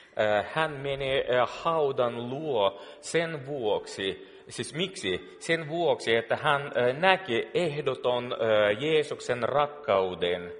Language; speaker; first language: Finnish; non-native, fluent; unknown